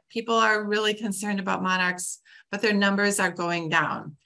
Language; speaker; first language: English; native; English